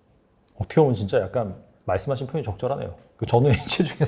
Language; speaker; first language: Korean; native; Korean